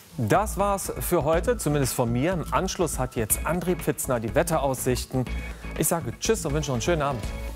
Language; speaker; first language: German; native; German